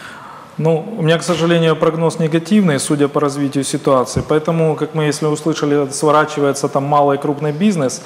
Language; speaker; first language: Russian; native; Russian